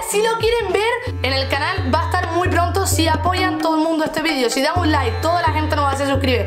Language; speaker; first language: Spanish; native; Spanish